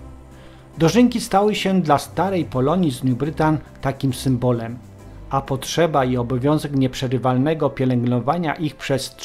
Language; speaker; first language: Polish; native; Polish